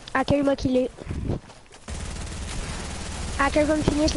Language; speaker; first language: French; native; French